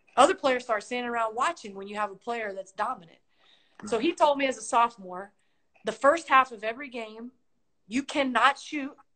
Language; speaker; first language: English; native; English